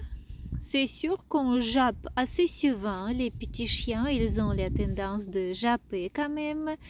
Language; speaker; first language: French; non-native, fluent; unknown